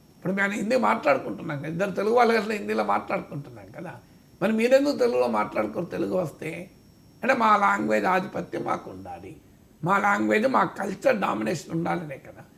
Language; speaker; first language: Telugu; native; Telugu